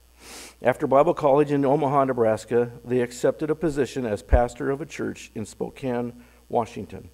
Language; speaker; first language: English; native; English